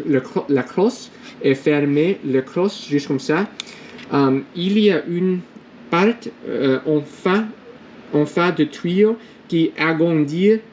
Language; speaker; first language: French; non-native, learner; English